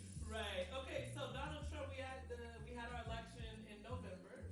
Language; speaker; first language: English; native; English